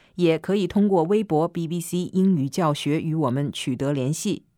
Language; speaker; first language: Chinese; native; Chinese